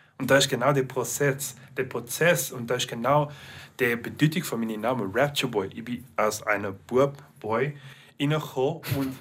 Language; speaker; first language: German; non-native, learner; English